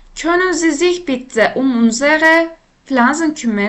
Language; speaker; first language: German; non-native, fluent; Turkish